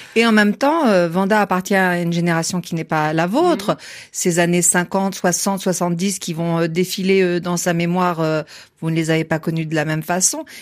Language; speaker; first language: French; native; French